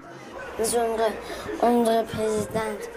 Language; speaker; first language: German; early bilingual, other home language; Kurdish